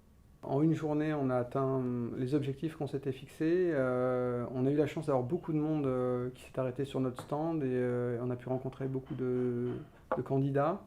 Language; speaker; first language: French; native; French